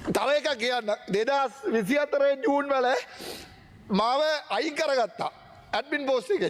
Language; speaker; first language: Sinhala; non-native, local second language; Tamil